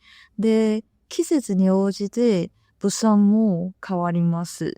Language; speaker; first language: Japanese; non-native, fluent; Chinese